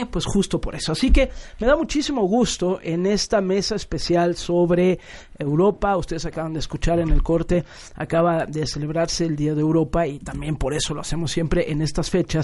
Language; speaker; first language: Spanish; native; Spanish